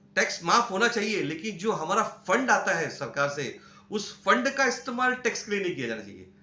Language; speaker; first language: Hindi; non-native, local second language; Marathi